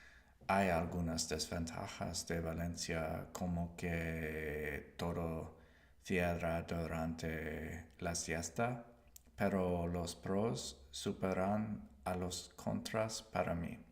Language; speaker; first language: Spanish; non-native, learner; English